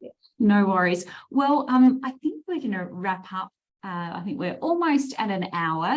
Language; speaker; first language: English; native; English